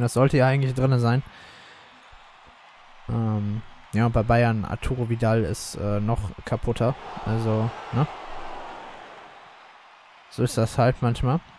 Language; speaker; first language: German; native; German